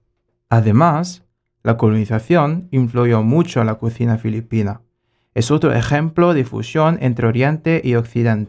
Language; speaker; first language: Spanish; non-native, learner; German